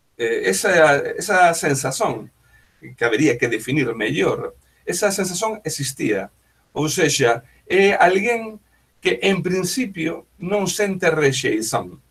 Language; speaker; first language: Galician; native; Galician